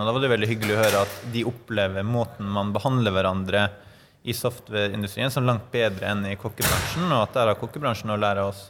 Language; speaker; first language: Norwegian; native; Norwegian